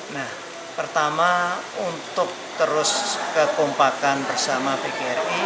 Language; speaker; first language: Indonesian; non-native, local second language; Javanese